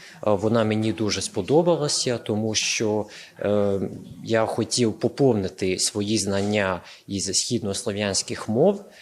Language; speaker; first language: Ukrainian; non-native, fluent; Serbian